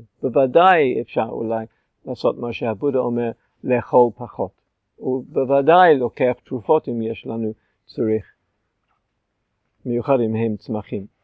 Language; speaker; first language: Hebrew; non-native, fluent; English